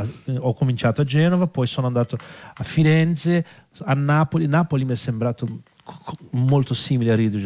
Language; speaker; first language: Italian; non-native, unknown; Portuguese